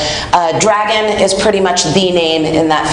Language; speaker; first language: English; native; English